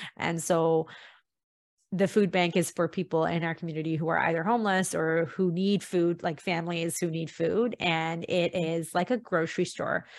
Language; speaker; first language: English; early bilingual, other home language; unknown